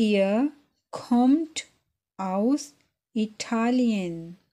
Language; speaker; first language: German; non-native, fluent; Urdu